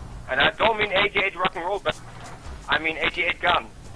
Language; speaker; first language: English; non-native, fluent; German